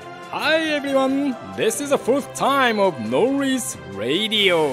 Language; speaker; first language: English; non-native, learner; Japanese